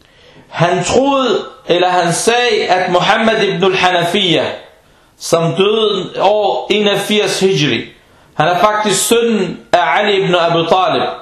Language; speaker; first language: Danish; early bilingual, other home language; Arabic